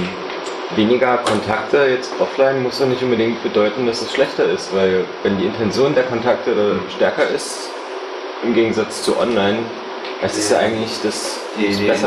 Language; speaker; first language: German; native; German